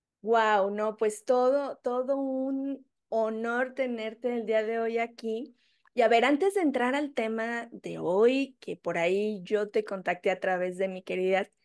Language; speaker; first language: Spanish; native; Spanish